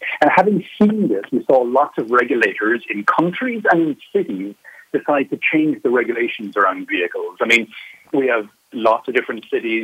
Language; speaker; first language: English; native; English